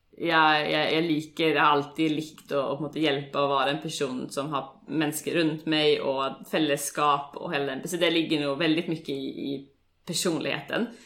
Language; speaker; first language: Swedish; native; Swedish